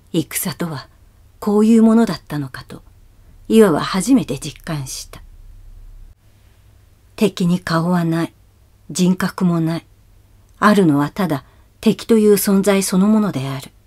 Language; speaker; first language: Japanese; native; Japanese